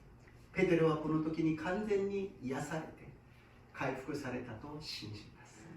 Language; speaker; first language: Japanese; non-native, fluent; Korean